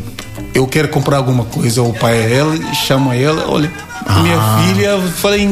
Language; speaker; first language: Portuguese; non-native, learner; Yoruba